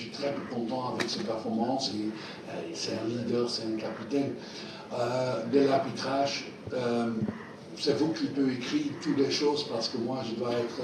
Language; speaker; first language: French; non-native, fluent; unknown